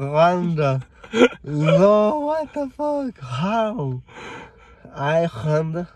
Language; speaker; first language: English; non-native, learner; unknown